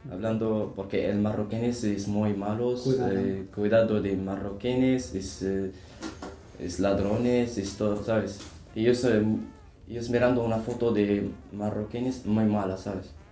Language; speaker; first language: Spanish; non-native, learner; Arabic